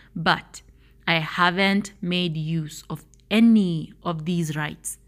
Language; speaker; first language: English; non-native, local second language; Swahili